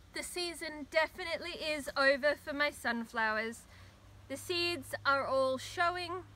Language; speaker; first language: English; native; English